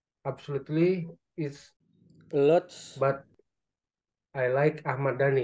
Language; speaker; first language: English; non-native, learner; Indonesian